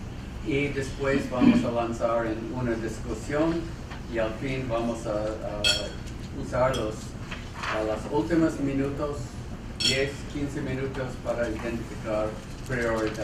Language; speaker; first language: Spanish; non-native, fluent; English